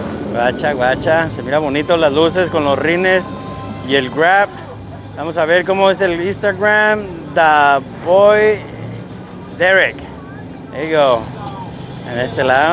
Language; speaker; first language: Spanish; native; Spanish